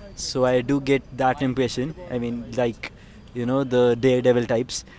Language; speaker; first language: English; non-native, local second language; Punjabi